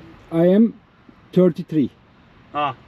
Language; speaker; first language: English; non-native, learner; Turkish